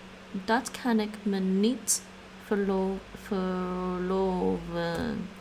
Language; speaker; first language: Dutch; non-native, learner; English